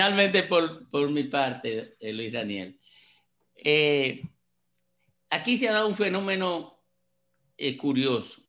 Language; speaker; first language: Spanish; native; Spanish